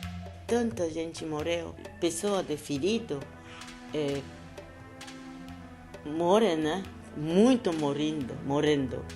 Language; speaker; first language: Portuguese; non-native, learner; Japanese